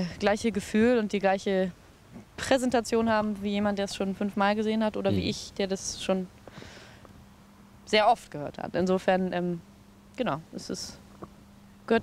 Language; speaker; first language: German; native; German